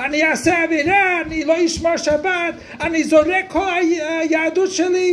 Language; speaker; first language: Hebrew; non-native, fluent; English